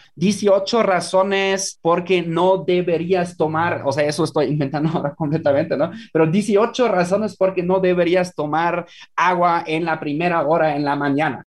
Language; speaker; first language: Spanish; non-native, fluent; German